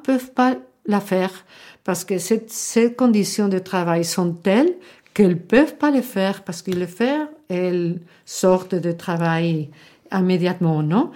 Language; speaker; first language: French; non-native, fluent; Spanish